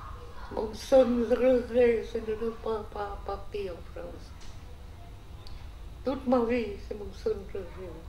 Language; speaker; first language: French; non-native, learner; Vietnamese